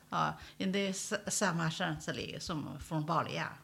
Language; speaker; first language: Swedish; non-native, learner; Chinese